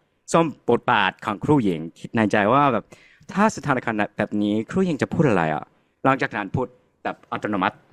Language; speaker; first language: Thai; non-native, fluent; English